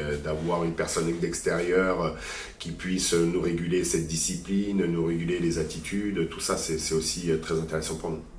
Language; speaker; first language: French; native; French